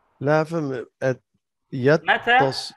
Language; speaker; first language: Arabic; non-native, learner; English